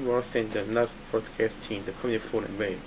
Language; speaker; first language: English; non-native, learner; Korean